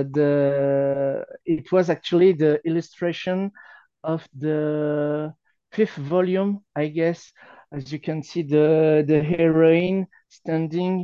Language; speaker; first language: English; non-native, fluent; French